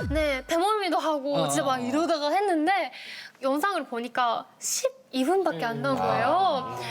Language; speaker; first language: Korean; non-native, fluent; Japanese